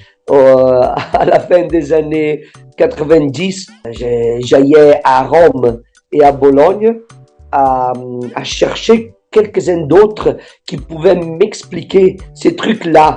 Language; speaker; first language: French; non-native, fluent; Italian